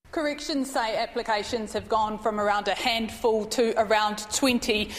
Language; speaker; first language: English; native; English